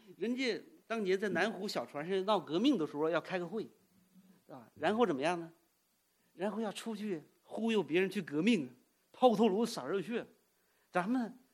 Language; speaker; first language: Chinese; early bilingual, heritage; Cantonese